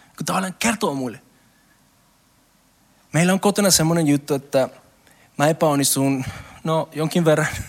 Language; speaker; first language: Finnish; non-native, learner; Spanish